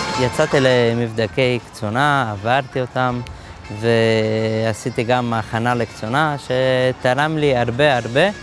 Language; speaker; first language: Hebrew; non-native, fluent; Portuguese